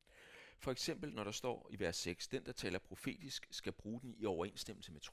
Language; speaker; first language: Danish; native; Danish